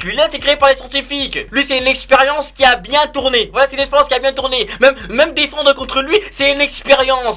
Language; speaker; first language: French; native; French